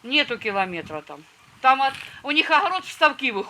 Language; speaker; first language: Russian; native; Russian